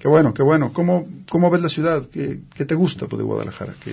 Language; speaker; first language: Spanish; native; Spanish